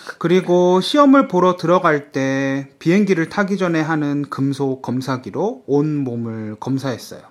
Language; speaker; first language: Korean; native; Korean